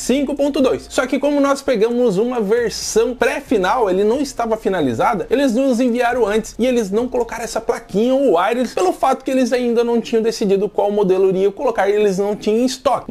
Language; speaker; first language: Portuguese; native; Portuguese